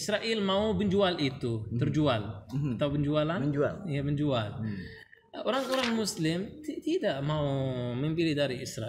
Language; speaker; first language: Indonesian; non-native, learner; Arabic